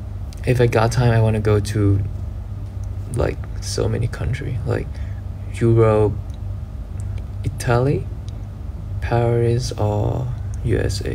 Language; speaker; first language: English; non-native, learner; Thai